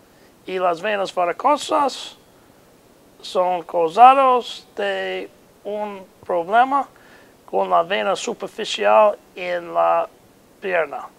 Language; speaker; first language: Spanish; non-native, learner; English